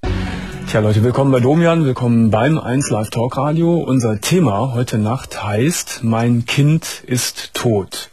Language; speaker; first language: German; native; German